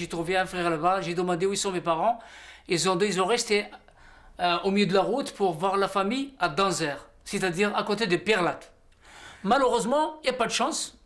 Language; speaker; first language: French; non-native, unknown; Riffian